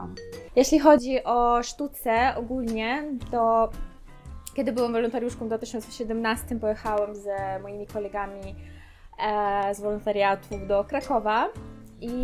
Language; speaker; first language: Polish; non-native, fluent; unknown